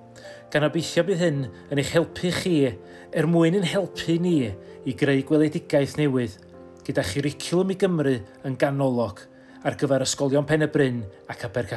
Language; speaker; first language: Welsh; native; Welsh